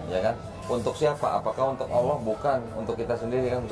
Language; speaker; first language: Indonesian; native; Indonesian